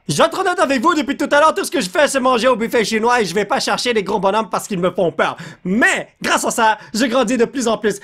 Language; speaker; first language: French; native; French